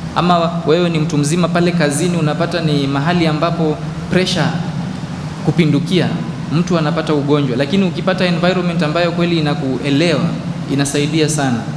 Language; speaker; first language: Swahili; native; Swahili